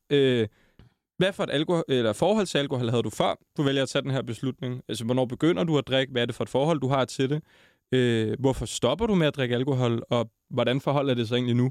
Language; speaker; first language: Danish; native; Danish